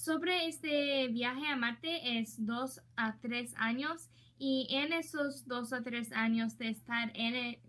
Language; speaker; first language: Spanish; non-native, learner; English